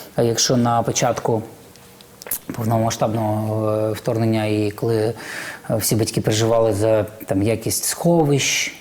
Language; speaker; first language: Ukrainian; non-native, local second language; Russian